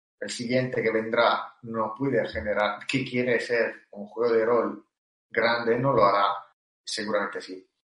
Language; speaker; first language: Spanish; non-native, fluent; Italian